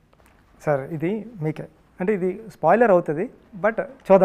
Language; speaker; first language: Telugu; native; Telugu